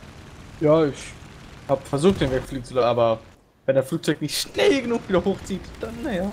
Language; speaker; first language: German; native; German